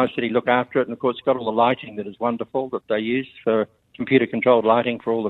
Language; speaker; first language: English; native; English